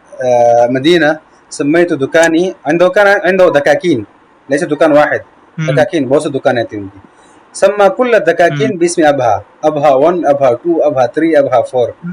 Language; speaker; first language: Arabic; non-native, fluent; Urdu